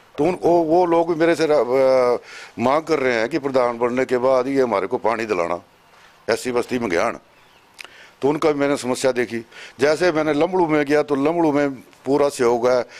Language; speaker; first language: Hindi; native; Hindi